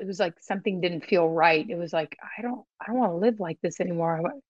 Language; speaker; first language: English; early bilingual, other home language; Spanish